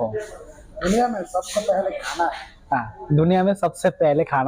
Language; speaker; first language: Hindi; non-native, learner; Bangla